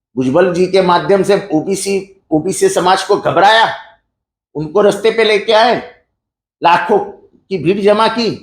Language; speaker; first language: Hindi; native; Hindi